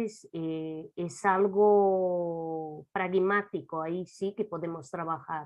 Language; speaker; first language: Spanish; non-native, fluent; Portuguese